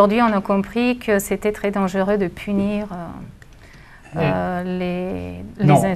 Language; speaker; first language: French; non-native, fluent; Bulgarian